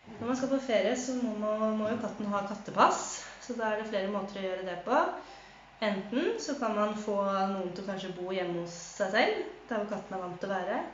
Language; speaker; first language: Norwegian; native; Norwegian